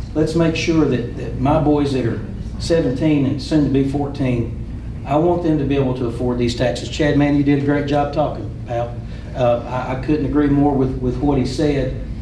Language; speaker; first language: English; native; English